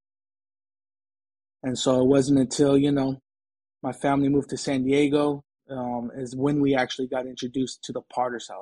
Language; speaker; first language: English; native; English